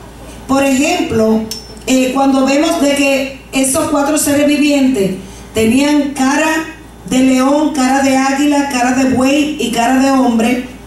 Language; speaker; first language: Spanish; native; Spanish